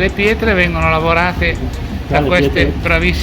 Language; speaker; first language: Italian; native; Italian